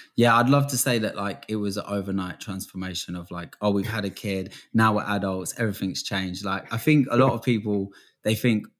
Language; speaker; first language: English; native; English